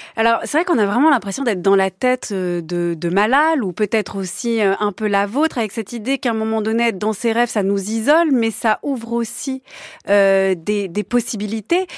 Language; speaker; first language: French; native; French